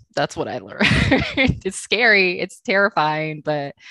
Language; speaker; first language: English; native; English